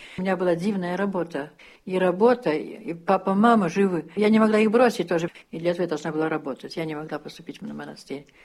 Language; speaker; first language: Russian; early bilingual, heritage; Russian